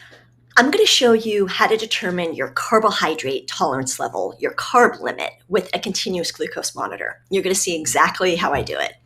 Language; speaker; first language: English; native; English